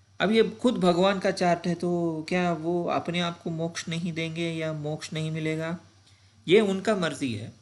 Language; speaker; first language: Hindi; non-native, local second language; Tamil